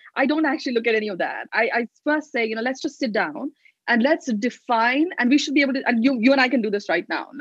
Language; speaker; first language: English; non-native, local second language; Hindi